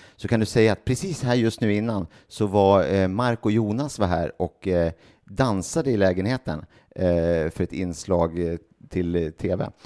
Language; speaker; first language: Swedish; native; Swedish